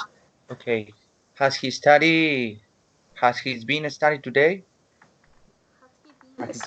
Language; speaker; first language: English; non-native, learner; Spanish